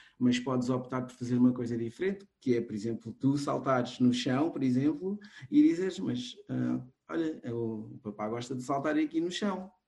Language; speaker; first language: Portuguese; non-native, local second language; Kabuverdianu